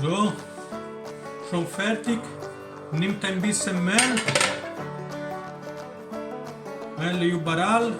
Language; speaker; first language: German; non-native, learner; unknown